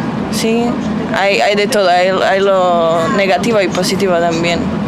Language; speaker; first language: Spanish; non-native, fluent; Slovak